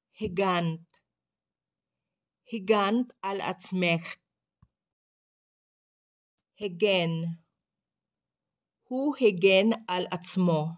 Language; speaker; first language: Hebrew; non-native, learner; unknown